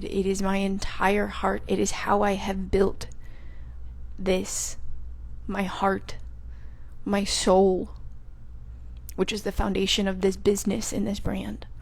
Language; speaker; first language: English; native; English